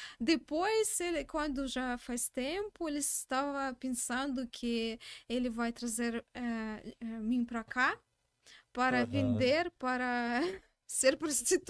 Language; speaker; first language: Portuguese; non-native, learner; Russian